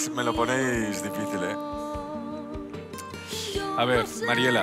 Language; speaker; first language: Spanish; native; Spanish